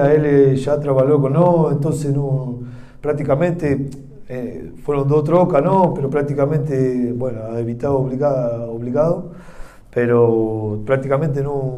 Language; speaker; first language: Portuguese; non-native, learner; Spanish